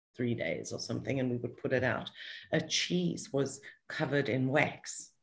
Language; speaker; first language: English; native; English